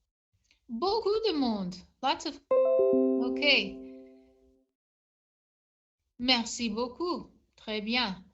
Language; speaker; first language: French; non-native, fluent; English